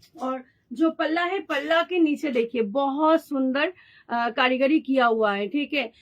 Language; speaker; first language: Hindi; non-native, local second language; Bangla